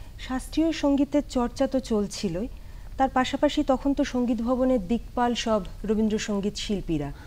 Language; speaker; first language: Bangla; native; Bangla